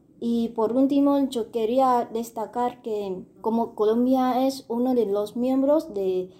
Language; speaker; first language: Spanish; non-native, fluent; Vietnamese